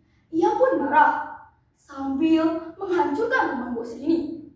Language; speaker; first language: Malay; non-native, local second language; Balinese